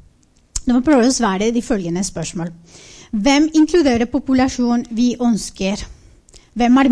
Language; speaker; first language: Norwegian; non-native, fluent; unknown